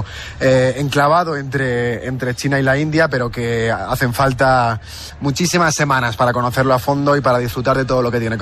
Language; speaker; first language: Spanish; native; Spanish